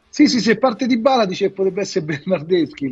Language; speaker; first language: Italian; native; Italian